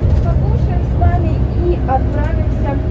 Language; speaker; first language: Russian; non-native, local second language; Kazakh